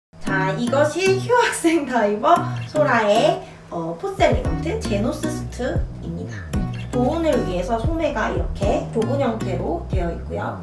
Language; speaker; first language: Korean; native; Korean